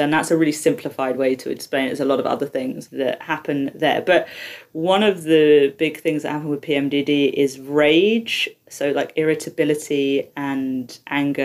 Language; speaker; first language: English; native; English